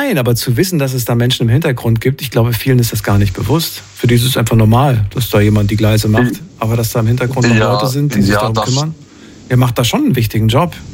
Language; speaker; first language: German; native; German